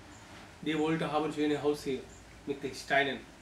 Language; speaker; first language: German; non-native, learner; Sinhala